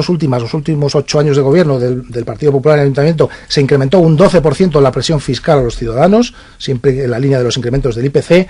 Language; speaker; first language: Spanish; native; Spanish